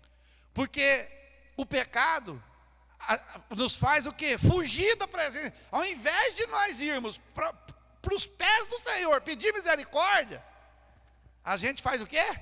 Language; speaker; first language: Portuguese; native; Portuguese